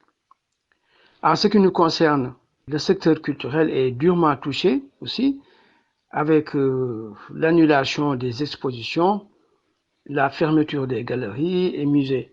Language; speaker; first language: French; non-native, local second language; Wolof